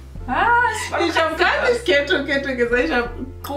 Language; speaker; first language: German; native; German